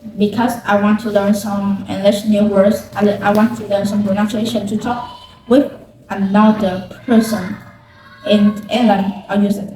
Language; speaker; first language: English; non-native, learner; Vietnamese